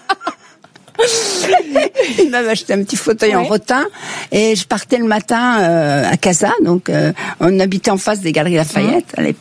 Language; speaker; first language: French; native; French